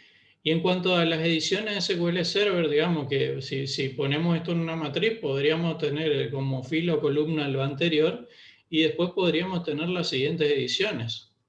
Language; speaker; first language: Spanish; native; Spanish